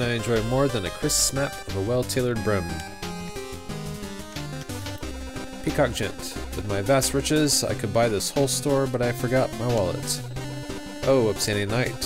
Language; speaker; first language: English; native; English